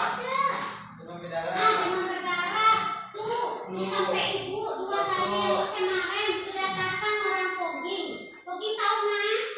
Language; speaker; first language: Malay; non-native, local second language; Minangkabau